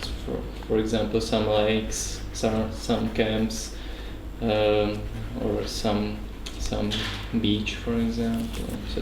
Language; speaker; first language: English; non-native, learner; Czech